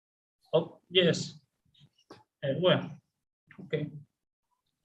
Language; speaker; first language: English; non-native, learner; Spanish